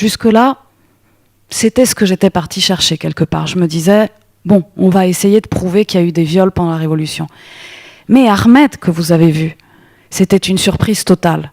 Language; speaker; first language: French; native; French